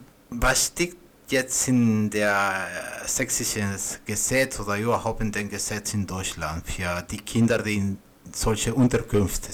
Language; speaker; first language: German; non-native, fluent; Spanish